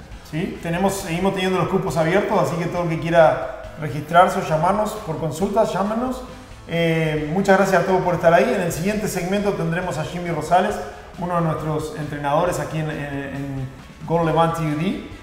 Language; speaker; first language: Spanish; native; Spanish